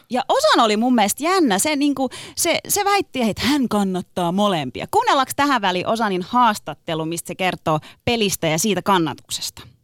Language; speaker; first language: Finnish; early bilingual, other home language; Turkish